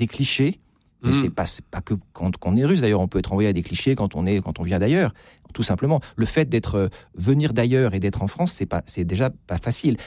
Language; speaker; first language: French; native; French